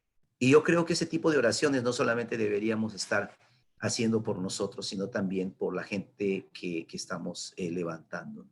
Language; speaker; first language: Spanish; native; Spanish